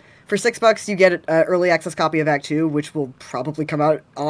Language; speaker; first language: English; native; English